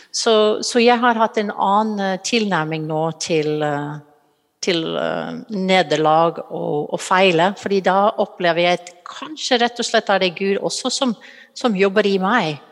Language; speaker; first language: Norwegian; non-native, fluent; English